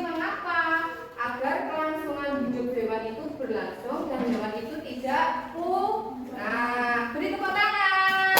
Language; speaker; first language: Malay; native; Malay